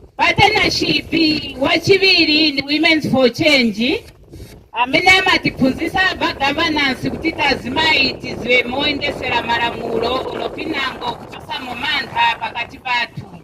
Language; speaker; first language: Nyanja; non-native, local second language; Tumbuka